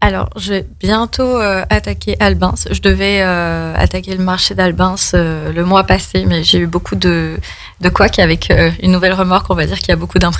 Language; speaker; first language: French; native; French